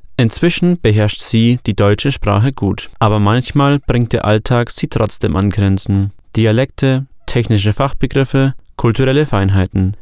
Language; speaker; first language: German; native; German